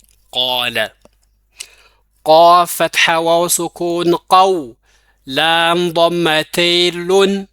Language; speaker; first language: Arabic; non-native, fluent; Amharic